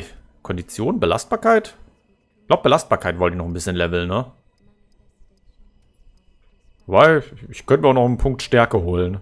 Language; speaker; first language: German; native; German